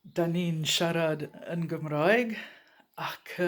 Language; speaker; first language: Welsh; non-native, learner; English